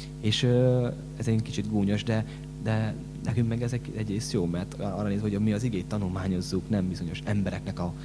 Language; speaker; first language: Hungarian; native; Hungarian